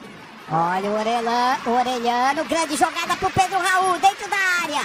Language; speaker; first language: Portuguese; native; Portuguese